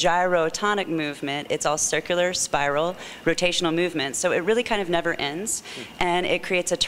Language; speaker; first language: English; native; English